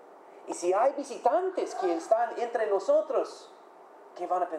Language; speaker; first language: Spanish; non-native, fluent; English